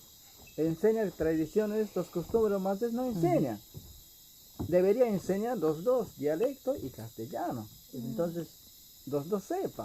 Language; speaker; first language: Spanish; non-native, local second language; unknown